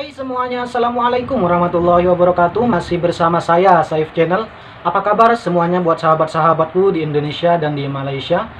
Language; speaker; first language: Indonesian; native; Indonesian